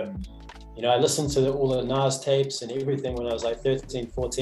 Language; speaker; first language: English; native; English